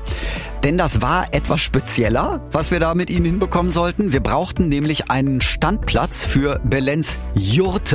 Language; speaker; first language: German; native; German